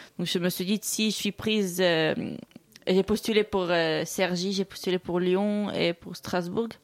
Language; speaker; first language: French; non-native, local second language; Russian